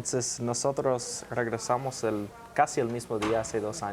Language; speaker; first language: Spanish; non-native, learner; English